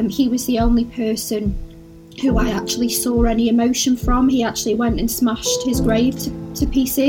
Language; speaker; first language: English; native; English